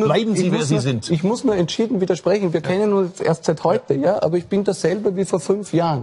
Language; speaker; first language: German; native; German